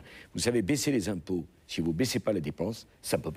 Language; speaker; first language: French; native; French